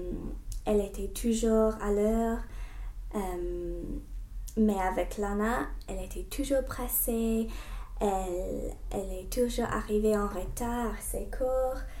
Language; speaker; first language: French; non-native, learner; English